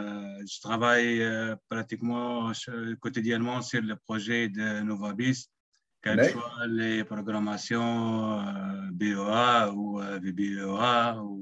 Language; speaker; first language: French; non-native, local second language; Arabic